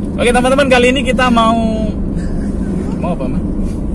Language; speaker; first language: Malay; non-native, local second language; Javanese